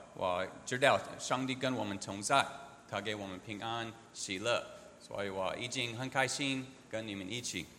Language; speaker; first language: Chinese; non-native, learner; English